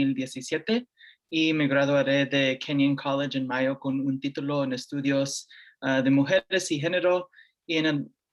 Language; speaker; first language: Spanish; early bilingual, heritage; Spanish